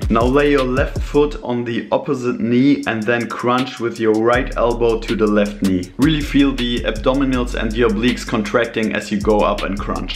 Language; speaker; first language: English; non-native, fluent; German